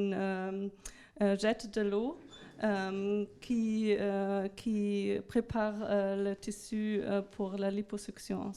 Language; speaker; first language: French; non-native, fluent; German